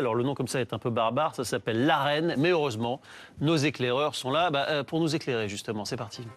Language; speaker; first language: French; native; French